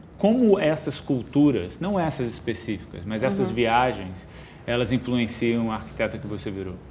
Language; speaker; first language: Portuguese; native; Portuguese